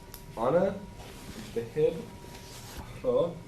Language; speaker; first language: Arabic; non-native, learner; English